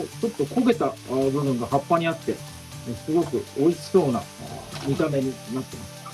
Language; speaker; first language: Japanese; native; Japanese